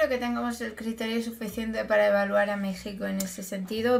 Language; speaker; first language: Spanish; native; Spanish